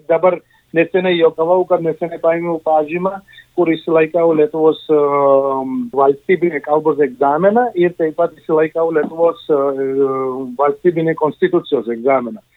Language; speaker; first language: Lithuanian; non-native, fluent; Georgian